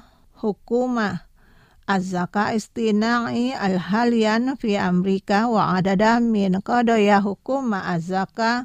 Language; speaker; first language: Arabic; non-native, fluent; Indonesian